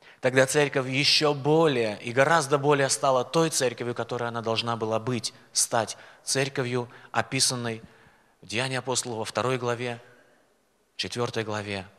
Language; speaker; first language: Russian; native; Russian